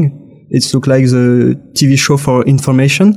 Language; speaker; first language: English; non-native, fluent; French